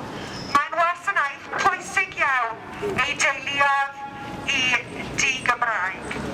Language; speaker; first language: Welsh; non-native, local second language; English